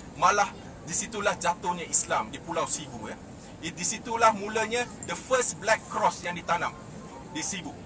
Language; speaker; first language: Malay; native; Malay